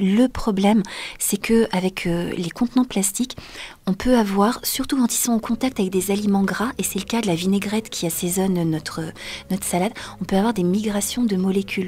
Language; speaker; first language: French; native; French